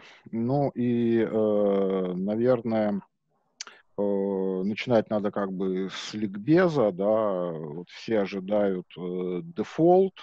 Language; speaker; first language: Russian; native; Russian